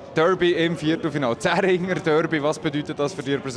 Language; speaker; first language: German; native; German